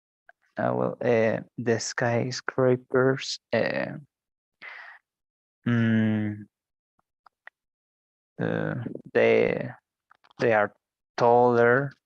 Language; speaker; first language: English; non-native, learner; Spanish